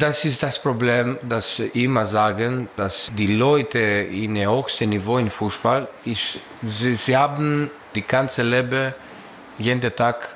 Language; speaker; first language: German; non-native, learner; Greek